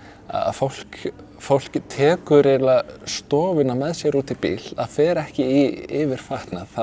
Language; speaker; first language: Icelandic; non-native, fluent; Danish